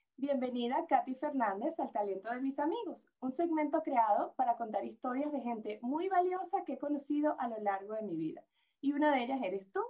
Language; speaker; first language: Spanish; native; Spanish